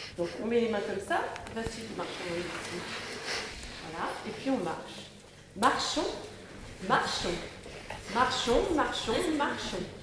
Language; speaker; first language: French; native; French